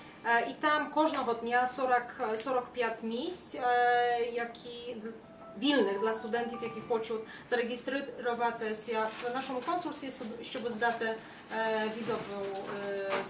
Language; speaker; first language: Ukrainian; non-native, fluent; Polish